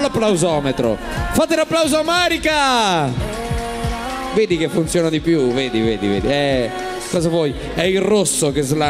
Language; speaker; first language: Italian; native; Italian